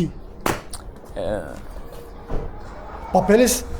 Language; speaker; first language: Portuguese; non-native, learner; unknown